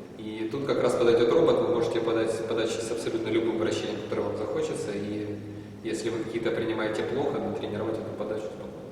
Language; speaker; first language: Russian; native; Russian